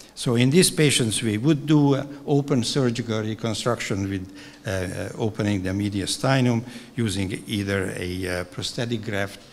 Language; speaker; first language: English; non-native, fluent; Hungarian